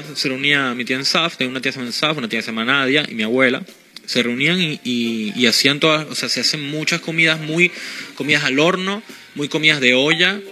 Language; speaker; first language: Spanish; native; Spanish